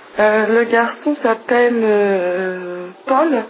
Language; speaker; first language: French; non-native, fluent; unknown